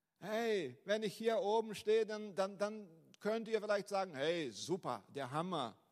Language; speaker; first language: German; non-native, fluent; Portuguese